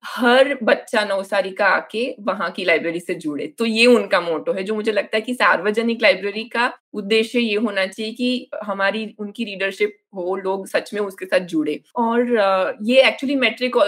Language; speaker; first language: Hindi; non-native, local second language; Gujarati